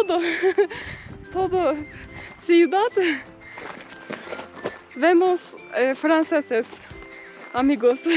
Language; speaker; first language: Spanish; non-native, learner; Turkish